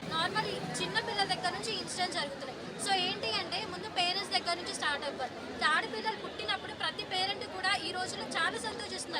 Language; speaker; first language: Telugu; native; Telugu